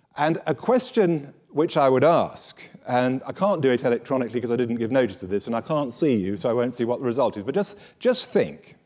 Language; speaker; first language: English; native; English